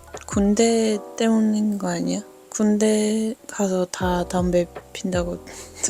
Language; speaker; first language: Korean; non-native, fluent; Dutch